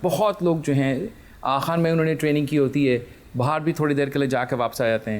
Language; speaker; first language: Urdu; early bilingual, heritage; Urdu